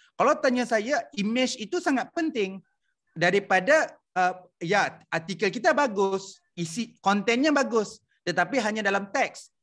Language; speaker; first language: Malay; native; Malay